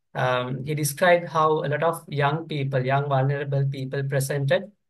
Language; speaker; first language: English; non-native, local second language; Sinhala